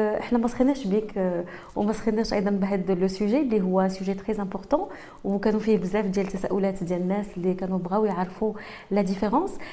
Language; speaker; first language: Arabic; native; Arabic